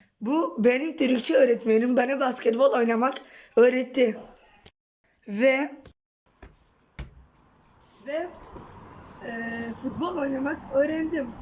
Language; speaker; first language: Turkish; non-native, learner; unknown